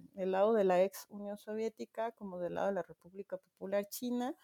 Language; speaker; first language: Spanish; native; Spanish